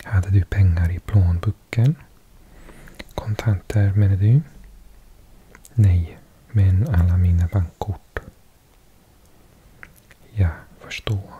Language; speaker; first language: Swedish; non-native, learner; English